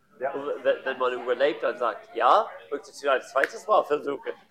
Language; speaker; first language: German; non-native, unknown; English